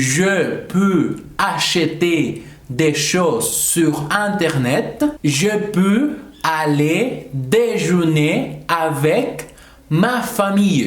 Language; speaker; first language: French; non-native, fluent; Spanish